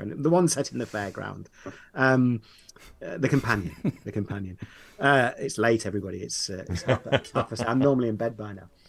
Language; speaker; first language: English; native; English